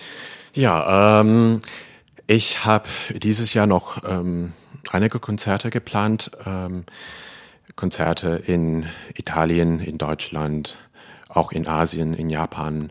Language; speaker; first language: German; non-native, fluent; Cantonese